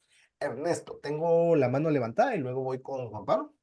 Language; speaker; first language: Spanish; native; Spanish